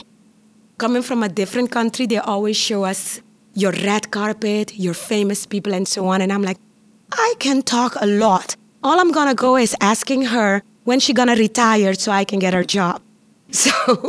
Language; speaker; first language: English; non-native, fluent; Papiamento